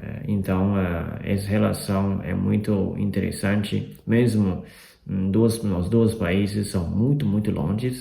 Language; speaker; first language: Portuguese; non-native, fluent; Chinese